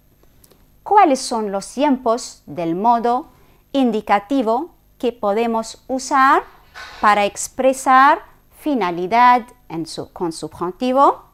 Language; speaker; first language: Spanish; non-native, fluent; Arabic